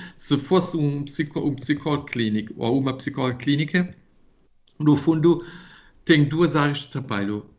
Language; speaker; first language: Portuguese; non-native, fluent; German